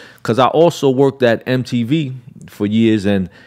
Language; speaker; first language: English; native; English